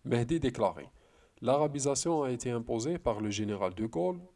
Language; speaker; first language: French; non-native, local second language; Arabic